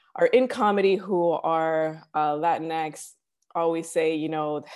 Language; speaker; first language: English; native; English